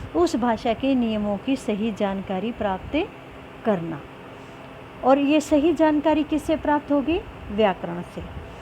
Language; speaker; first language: Hindi; native; Hindi